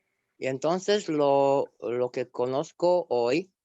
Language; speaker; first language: Spanish; non-native, fluent; Romanian